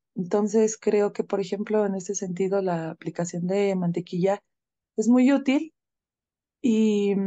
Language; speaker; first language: Spanish; native; Spanish